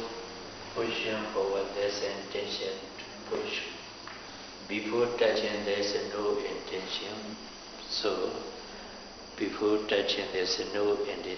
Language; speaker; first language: English; non-native, fluent; Burmese